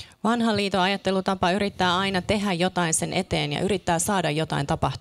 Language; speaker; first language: Finnish; native; Finnish